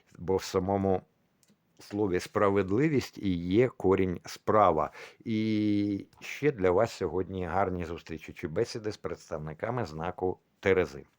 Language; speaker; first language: Ukrainian; non-native, local second language; Russian